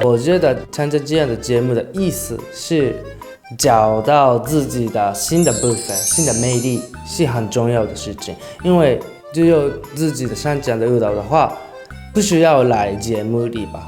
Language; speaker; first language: Chinese; non-native, learner; Japanese